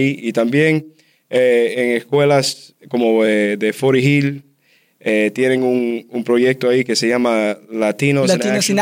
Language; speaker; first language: Spanish; early bilingual, heritage; Spanish